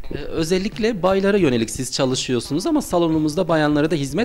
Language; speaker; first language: Turkish; native; Turkish